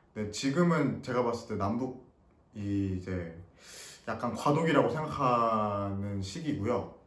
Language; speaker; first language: Korean; native; Korean